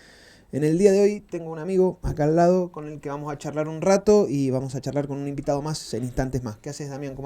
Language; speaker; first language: Spanish; native; Spanish